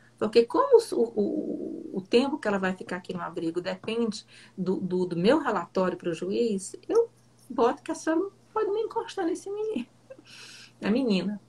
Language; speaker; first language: Portuguese; native; Portuguese